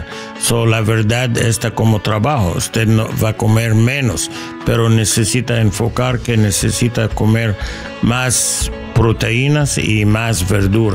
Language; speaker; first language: Spanish; non-native, learner; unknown